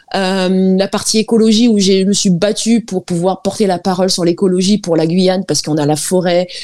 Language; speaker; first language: French; native; French